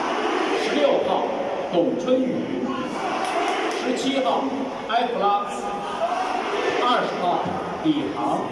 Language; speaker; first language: Chinese; native; Chinese